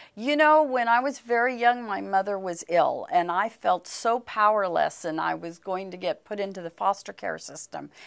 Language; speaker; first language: English; native; English